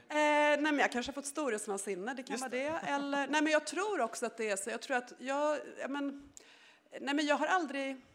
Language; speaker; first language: Swedish; native; Swedish